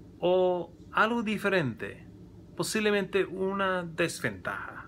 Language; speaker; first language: Spanish; non-native, learner; English